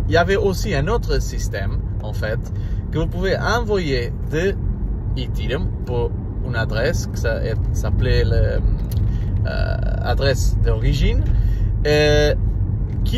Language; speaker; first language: French; non-native, learner; Portuguese